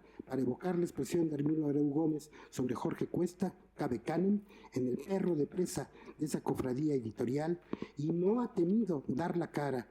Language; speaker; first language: Spanish; native; Spanish